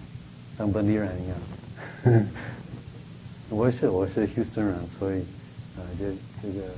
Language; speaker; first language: Chinese; non-native, fluent; English